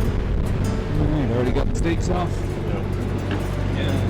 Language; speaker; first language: English; native; English